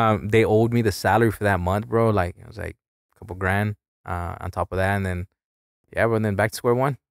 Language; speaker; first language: English; early bilingual, other home language; Spanish